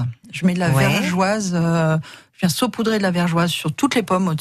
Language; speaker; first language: French; native; French